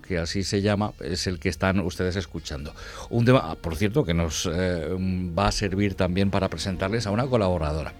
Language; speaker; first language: Spanish; native; Spanish